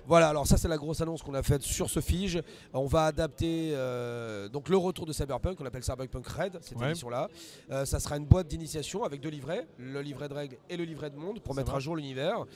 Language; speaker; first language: French; native; French